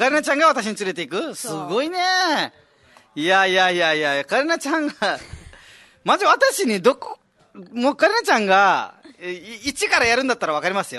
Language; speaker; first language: Japanese; native; Japanese